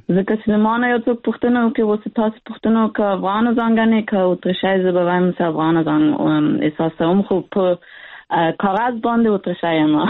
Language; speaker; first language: Pashto; early bilingual, heritage; Pashto